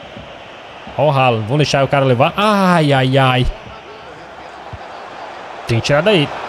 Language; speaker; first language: Portuguese; native; Portuguese